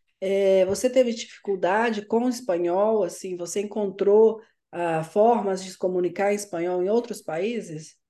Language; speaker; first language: Portuguese; native; Portuguese